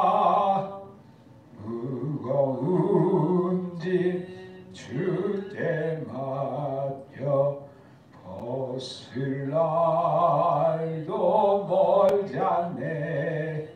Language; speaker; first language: Korean; native; Korean